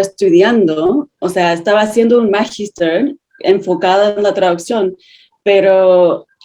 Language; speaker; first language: Spanish; non-native, fluent; English